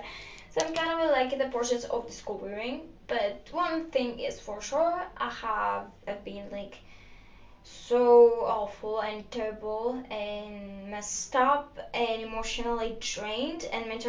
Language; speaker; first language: English; non-native, fluent; Greek